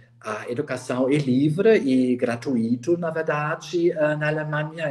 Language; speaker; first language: Portuguese; non-native, fluent; German